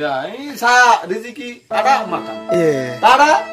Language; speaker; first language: Indonesian; non-native, learner; Bangla